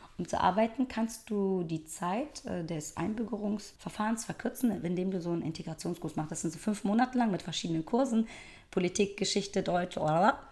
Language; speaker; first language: German; early bilingual, other home language; Persian